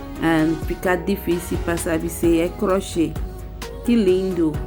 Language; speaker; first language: Portuguese; non-native, learner; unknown